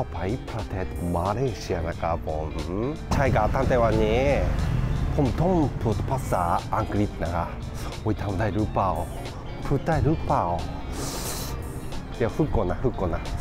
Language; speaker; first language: Thai; non-native, learner; Japanese